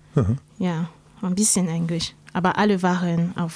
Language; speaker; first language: German; non-native, learner; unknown